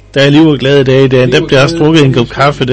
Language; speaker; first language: Danish; native; Danish